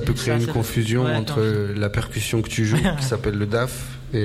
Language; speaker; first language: French; native; French